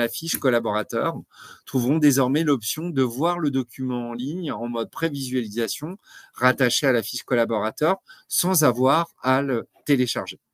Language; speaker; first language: French; native; French